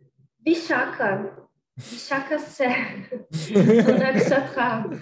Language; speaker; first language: French; non-native, fluent; Portuguese